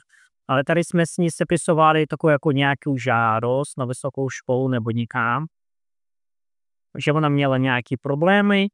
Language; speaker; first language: Czech; non-native, fluent; Russian